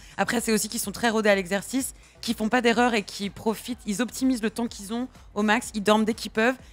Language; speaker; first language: French; native; French